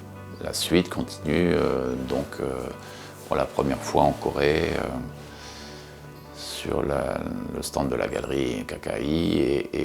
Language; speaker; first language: French; native; French